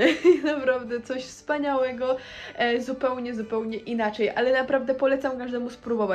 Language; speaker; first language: Polish; native; Polish